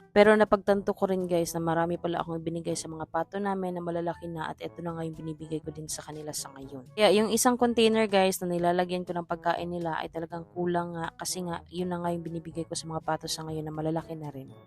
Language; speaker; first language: Filipino; non-native, local second language; Cebuano